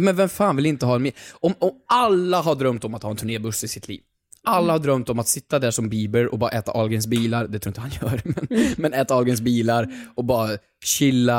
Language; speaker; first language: Swedish; native; Swedish